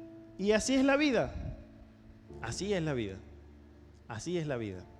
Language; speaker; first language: Spanish; native; Spanish